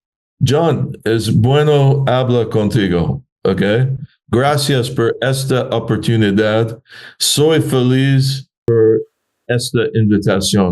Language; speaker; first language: Spanish; non-native, learner; English